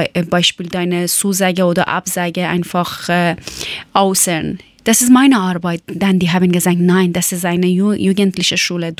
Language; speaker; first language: German; non-native, learner; Persian